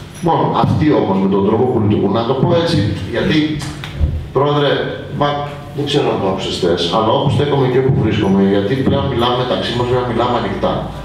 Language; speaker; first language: Greek; native; Greek